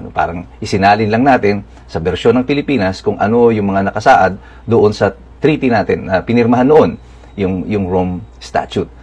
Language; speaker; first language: Filipino; native; Filipino